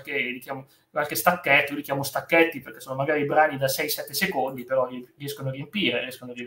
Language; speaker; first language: Italian; native; Italian